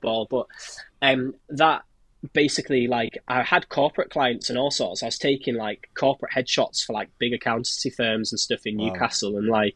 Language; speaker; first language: English; native; English